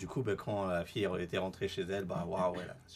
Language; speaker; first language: French; native; French